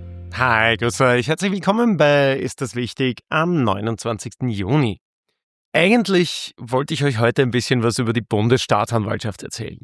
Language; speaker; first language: German; native; German